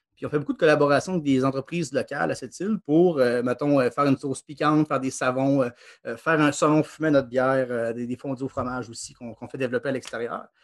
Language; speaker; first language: French; native; French